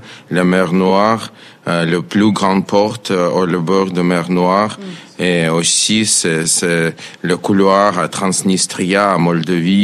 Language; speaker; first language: French; non-native, fluent; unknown